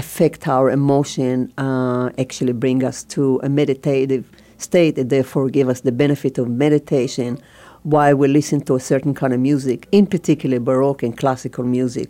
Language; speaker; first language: English; non-native, learner; Hebrew